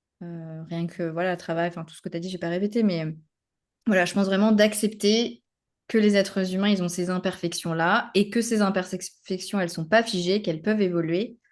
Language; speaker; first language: French; native; French